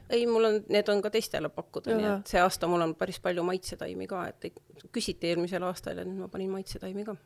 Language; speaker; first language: Estonian; native; Estonian